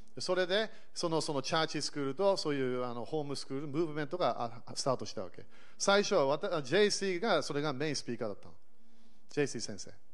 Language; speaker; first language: Japanese; early bilingual, other home language; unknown